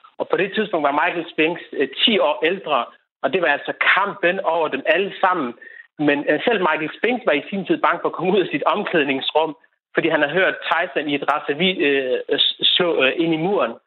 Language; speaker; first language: Danish; native; Danish